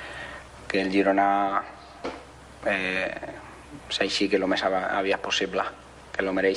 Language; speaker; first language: Catalan; non-native, fluent; Spanish